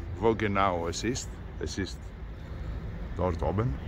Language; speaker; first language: German; non-native, learner; French